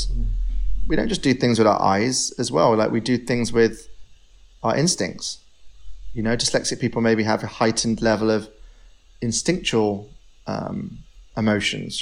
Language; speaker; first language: English; native; English